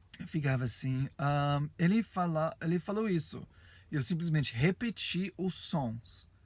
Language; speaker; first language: Portuguese; non-native, fluent; English